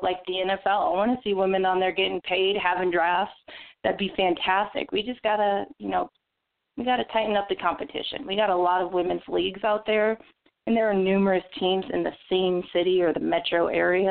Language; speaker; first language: English; native; English